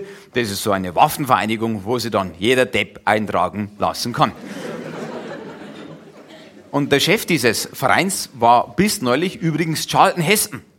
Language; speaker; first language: German; native; German